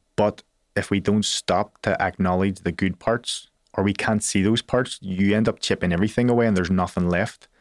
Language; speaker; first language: English; native; English